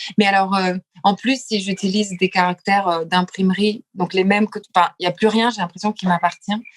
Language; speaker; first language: French; early bilingual, other home language; Lithuanian